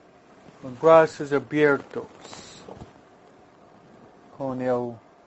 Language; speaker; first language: Spanish; non-native, fluent; English